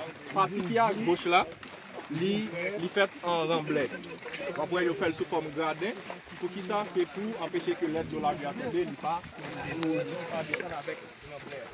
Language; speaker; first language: French; non-native, local second language; Haitian Creole